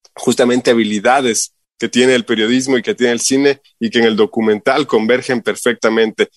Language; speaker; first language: Spanish; native; Spanish